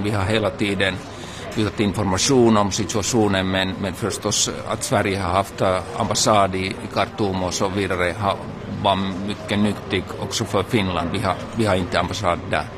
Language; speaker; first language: Swedish; non-native, local second language; Finnish